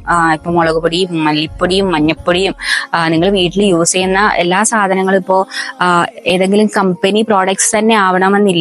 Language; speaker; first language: Malayalam; native; Malayalam